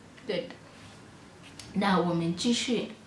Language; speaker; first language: Chinese; non-native, fluent; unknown